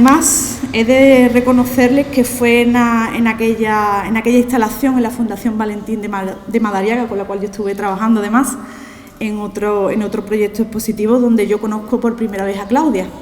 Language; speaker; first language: Spanish; native; Spanish